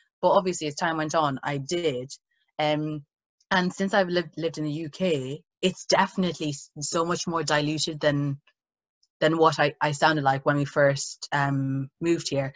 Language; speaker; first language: English; early bilingual, other home language; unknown